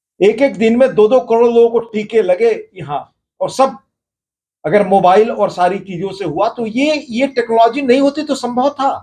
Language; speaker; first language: Hindi; native; Hindi